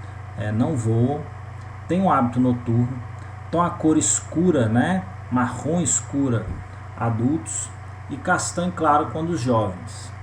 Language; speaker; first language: Portuguese; native; Portuguese